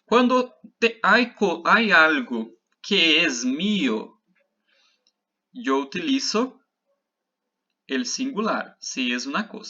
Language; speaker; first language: Spanish; non-native, fluent; Portuguese